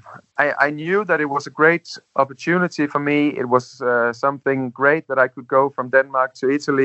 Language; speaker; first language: English; non-native, fluent; Danish